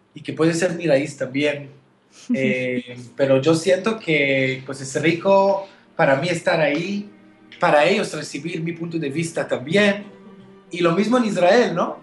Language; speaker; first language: Spanish; non-native, fluent; Hebrew